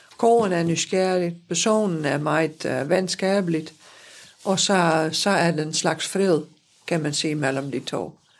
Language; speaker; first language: Danish; non-native, fluent; Dutch